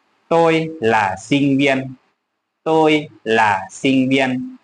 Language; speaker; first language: Vietnamese; non-native, learner; Lao